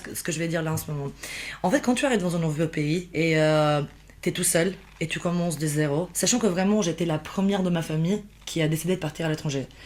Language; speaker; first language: French; non-native, fluent; Albanian